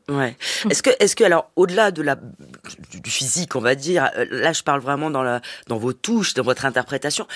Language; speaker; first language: French; native; French